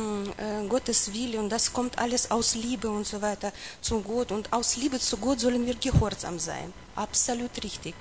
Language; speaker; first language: German; non-native, learner; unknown